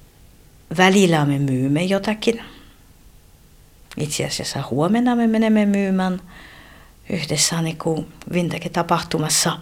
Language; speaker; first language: Finnish; non-native, fluent; French